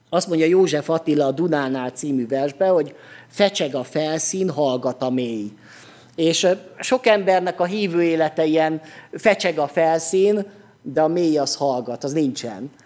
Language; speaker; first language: Hungarian; native; Hungarian